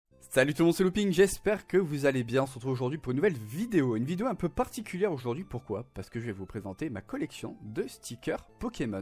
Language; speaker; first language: French; native; French